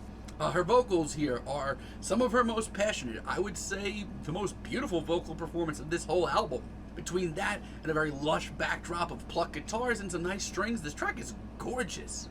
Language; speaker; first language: English; native; English